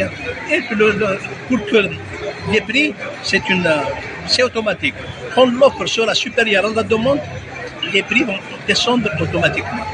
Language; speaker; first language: French; non-native, local second language; Arabic